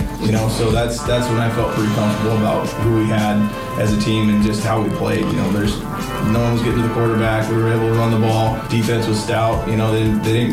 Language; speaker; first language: English; native; English